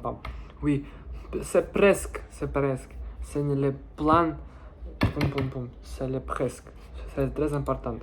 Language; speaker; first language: French; non-native, learner; Russian